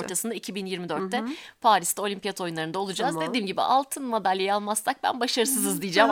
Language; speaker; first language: Turkish; native; Turkish